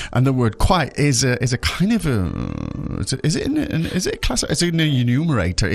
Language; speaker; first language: English; native; English